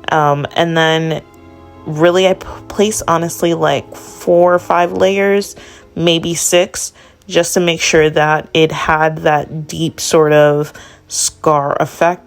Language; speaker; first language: English; native; English